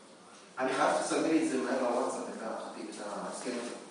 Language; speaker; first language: Hebrew; non-native, learner; Russian